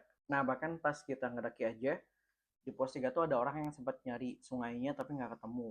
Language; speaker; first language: Indonesian; native; Indonesian